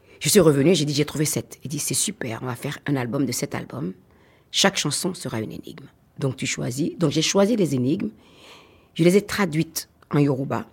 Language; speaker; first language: French; non-native, local second language; Fon